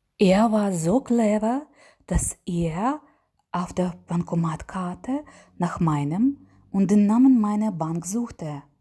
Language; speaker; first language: German; non-native, learner; Ukrainian